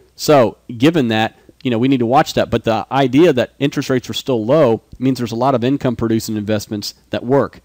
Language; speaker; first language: English; native; English